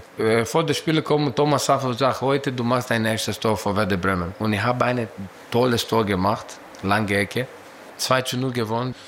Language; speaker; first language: German; non-native, fluent; Greek